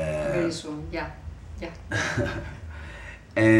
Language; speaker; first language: English; non-native, learner; Spanish